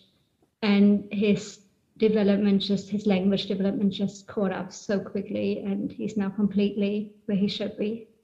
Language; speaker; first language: English; non-native, fluent; German